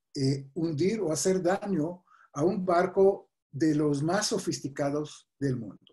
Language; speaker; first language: Spanish; non-native, fluent; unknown